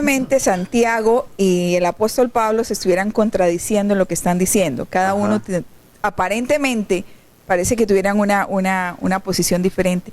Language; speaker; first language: Spanish; native; Spanish